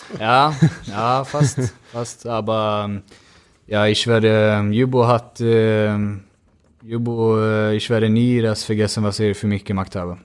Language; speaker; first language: German; non-native, fluent; Swedish